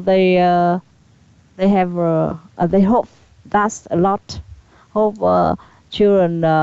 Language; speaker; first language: English; non-native, learner; Vietnamese